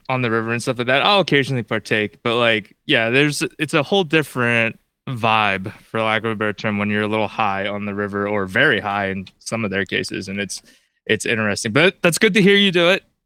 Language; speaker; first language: English; native; English